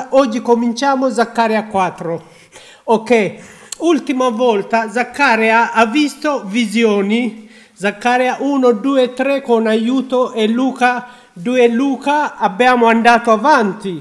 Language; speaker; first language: Italian; non-native, learner; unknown